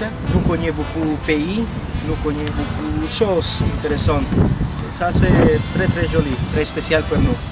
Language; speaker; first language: French; non-native, fluent; Spanish